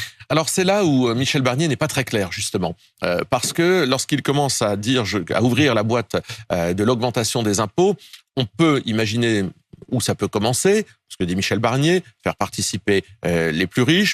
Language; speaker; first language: French; native; French